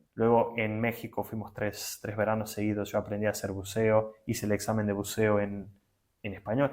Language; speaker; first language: Spanish; non-native, fluent; Portuguese